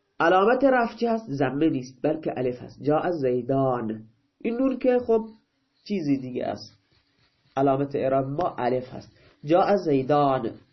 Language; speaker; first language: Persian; non-native, local second language; Baluchi